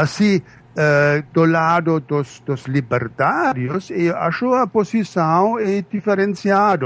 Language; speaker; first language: Portuguese; non-native, fluent; German